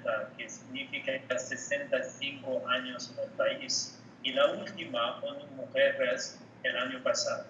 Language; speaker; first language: Spanish; non-native, fluent; French